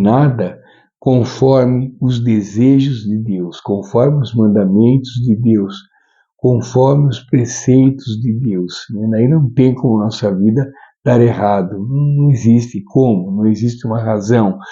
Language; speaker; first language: Portuguese; native; Portuguese